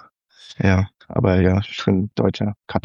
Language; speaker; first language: German; non-native, learner; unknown